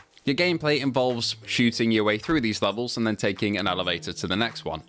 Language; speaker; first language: English; native; English